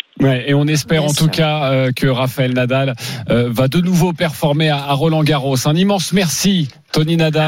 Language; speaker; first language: French; native; French